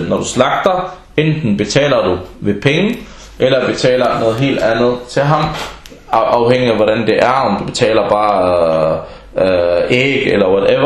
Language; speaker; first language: Danish; early bilingual, other home language; Arabic